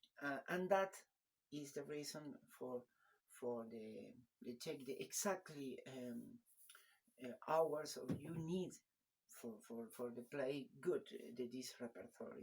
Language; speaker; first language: English; non-native, learner; Spanish